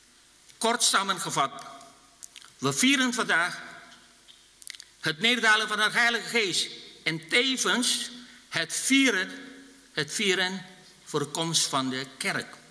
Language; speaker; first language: Dutch; non-native, fluent; Indonesian